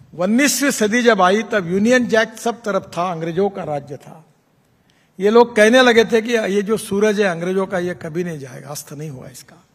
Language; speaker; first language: Hindi; non-native, local second language; Marathi